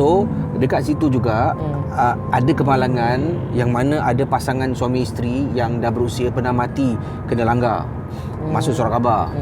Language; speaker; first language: Malay; native; Malay